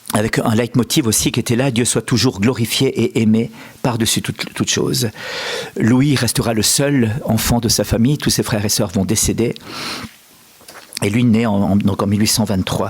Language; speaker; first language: French; native; French